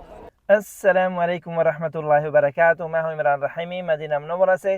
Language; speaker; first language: Hindi; native; Hindi